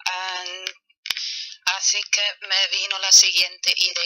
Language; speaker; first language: Spanish; non-native, fluent; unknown